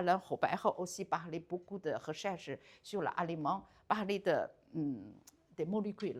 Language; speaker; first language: French; non-native, learner; Chinese